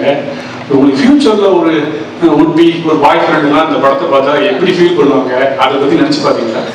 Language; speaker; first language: Tamil; native; Tamil